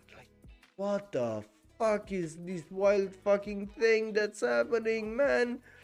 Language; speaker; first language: English; non-native, fluent; Romanian